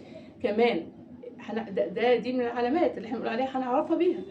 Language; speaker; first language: Arabic; native; Arabic